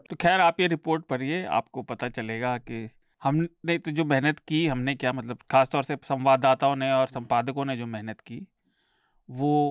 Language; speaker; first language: Hindi; native; Hindi